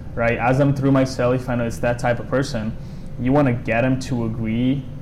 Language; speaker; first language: English; non-native, fluent; Italian